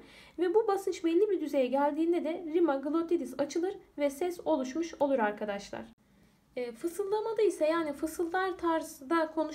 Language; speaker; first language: Turkish; native; Turkish